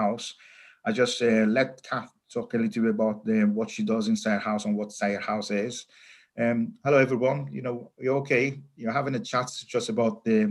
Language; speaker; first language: English; non-native, fluent; Persian